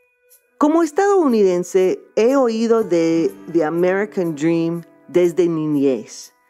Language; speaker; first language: Spanish; non-native, fluent; English